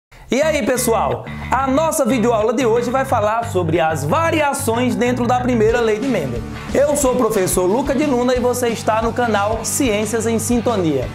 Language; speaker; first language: Portuguese; native; Portuguese